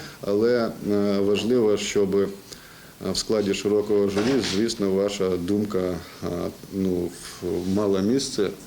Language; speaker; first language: Ukrainian; native; Ukrainian